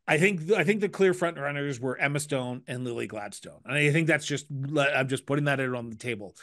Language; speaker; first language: English; native; English